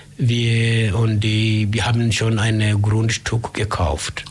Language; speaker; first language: German; non-native, learner; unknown